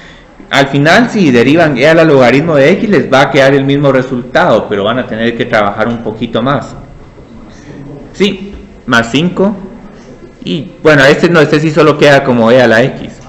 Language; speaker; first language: Spanish; native; Spanish